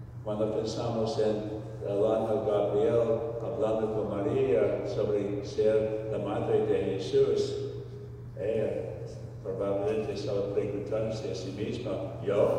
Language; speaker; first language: Spanish; non-native, fluent; English